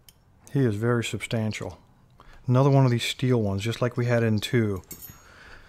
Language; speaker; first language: English; native; English